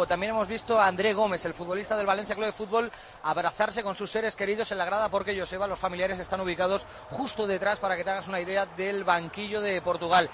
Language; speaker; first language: Spanish; native; Spanish